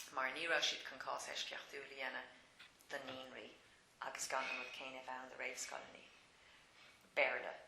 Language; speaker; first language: Irish; non-native, local second language; English